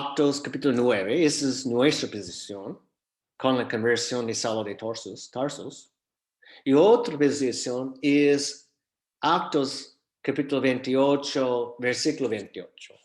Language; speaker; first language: Spanish; non-native, fluent; English